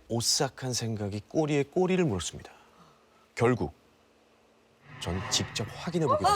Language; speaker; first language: Korean; native; Korean